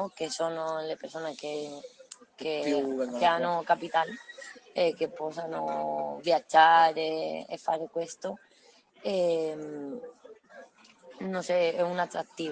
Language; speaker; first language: Italian; non-native, learner; Spanish